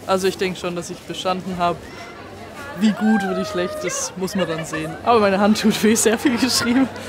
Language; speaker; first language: German; native; German